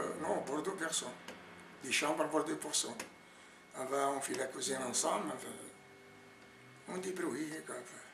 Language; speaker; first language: French; non-native, learner; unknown